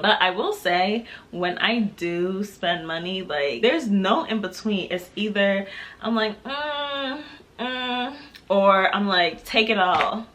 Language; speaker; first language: English; native; English